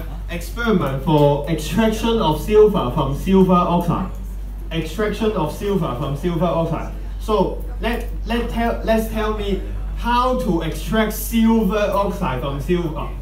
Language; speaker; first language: English; non-native, local second language; Cantonese